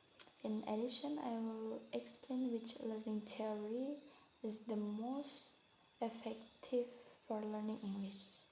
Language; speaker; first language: English; non-native, learner; Indonesian